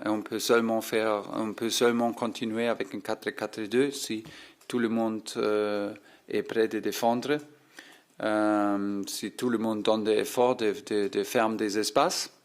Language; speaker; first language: French; non-native, fluent; German